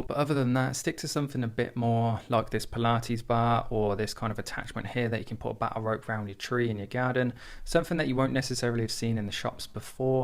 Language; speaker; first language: English; native; English